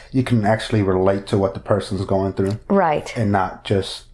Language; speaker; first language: English; native; English